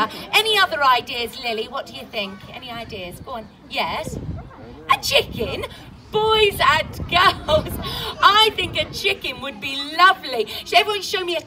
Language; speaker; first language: English; native; English